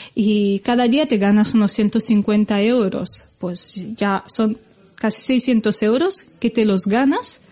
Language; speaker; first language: Spanish; non-native, fluent; Romanian